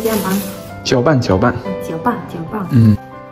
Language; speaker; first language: Chinese; non-native, learner; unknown